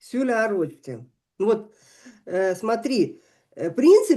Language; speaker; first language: Estonian; non-native, local second language; Russian